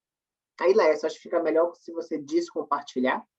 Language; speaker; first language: Portuguese; native; Portuguese